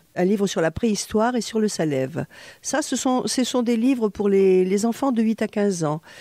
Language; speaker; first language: French; native; French